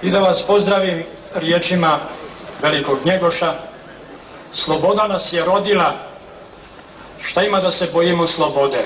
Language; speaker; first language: Serbian; native; Serbian